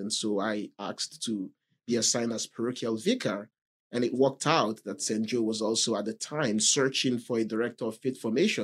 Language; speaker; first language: English; non-native, local second language; Igbo